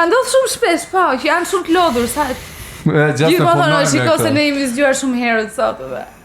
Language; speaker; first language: Albanian; native; Albanian